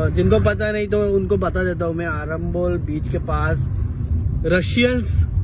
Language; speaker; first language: Hindi; non-native, local second language; Marathi